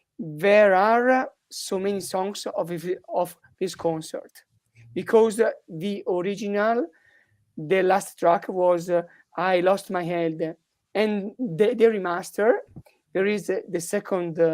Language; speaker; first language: English; non-native, learner; Italian